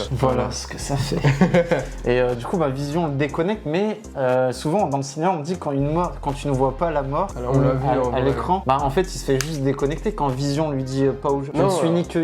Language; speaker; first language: French; native; French